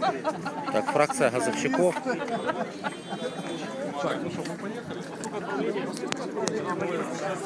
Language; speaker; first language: Ukrainian; native; Ukrainian